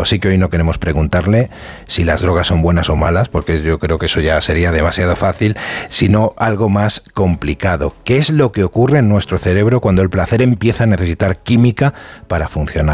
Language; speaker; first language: Spanish; native; Spanish